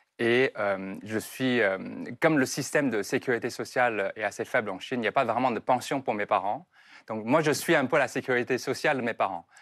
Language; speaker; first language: French; non-native, fluent; Chinese